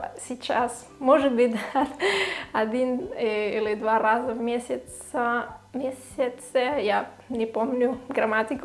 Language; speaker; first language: Russian; non-native, learner; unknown